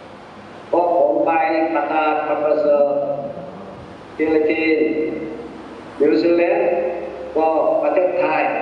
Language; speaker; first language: Thai; non-native, fluent; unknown